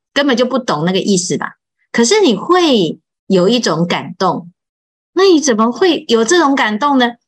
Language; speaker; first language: Chinese; native; Chinese